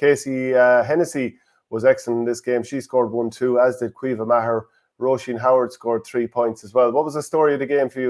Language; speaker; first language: English; native; English